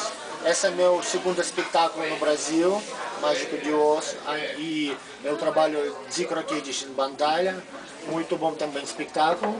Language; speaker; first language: Portuguese; non-native, learner; Russian